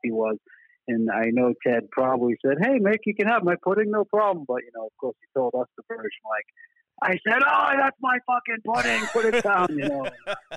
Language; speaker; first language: English; native; English